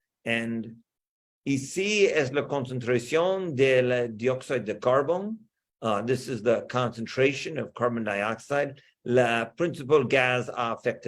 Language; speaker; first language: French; non-native, learner; English